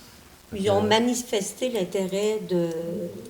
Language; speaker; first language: French; native; French